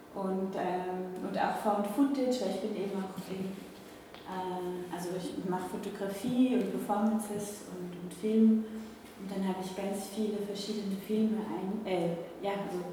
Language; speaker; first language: German; native; German